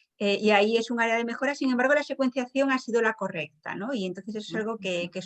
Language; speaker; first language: Spanish; native; Spanish